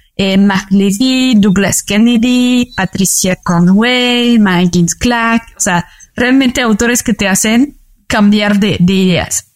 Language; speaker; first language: Spanish; non-native, fluent; French